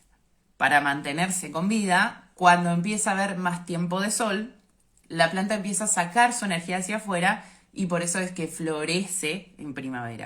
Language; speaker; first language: Spanish; native; Spanish